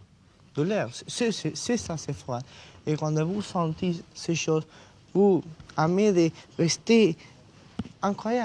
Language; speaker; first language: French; non-native, learner; Spanish